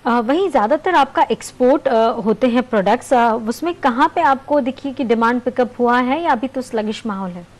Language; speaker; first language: Hindi; non-native, local second language; Gujarati